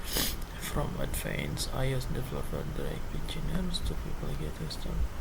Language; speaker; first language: English; non-native, learner; Indonesian